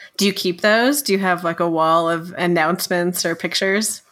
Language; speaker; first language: English; native; English